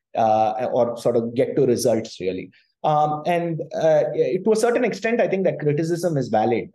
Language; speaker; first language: English; non-native, local second language; Tamil